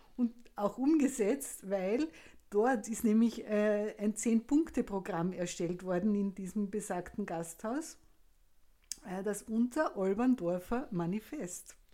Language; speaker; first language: German; native; German